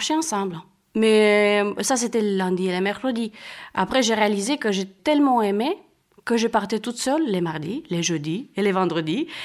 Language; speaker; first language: French; non-native, fluent; Romanian